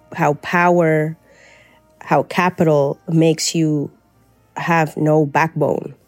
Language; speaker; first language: English; non-native, fluent; Spanish